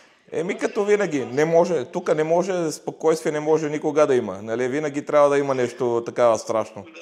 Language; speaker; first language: Bulgarian; non-native, fluent; Romanian